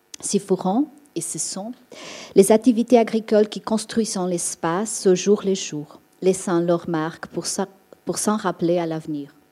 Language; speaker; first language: French; non-native, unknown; Portuguese